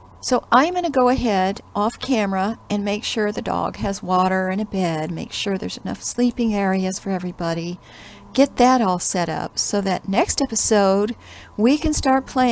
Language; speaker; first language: English; native; English